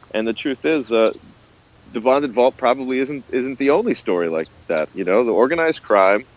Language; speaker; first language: English; native; English